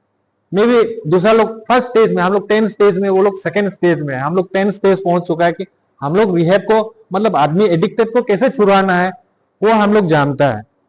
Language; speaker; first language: Hindi; non-native, local second language; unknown